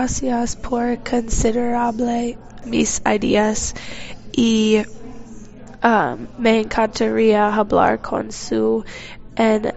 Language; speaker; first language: Spanish; non-native, learner; English